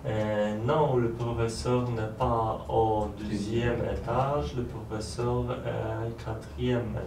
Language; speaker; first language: French; non-native, learner; Polish